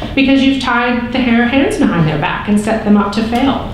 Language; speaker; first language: English; native; English